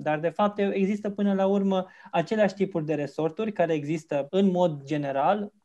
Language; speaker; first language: Romanian; native; Romanian